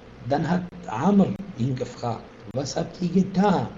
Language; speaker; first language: German; non-native, fluent; Arabic